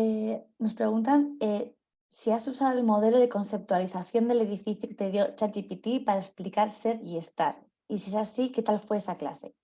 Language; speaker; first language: Spanish; native; Spanish